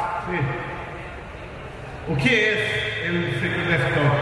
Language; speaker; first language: Spanish; non-native, fluent; Portuguese